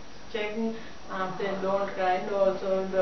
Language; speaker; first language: English; non-native, learner; Sinhala